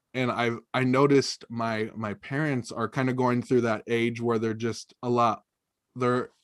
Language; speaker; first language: English; native; English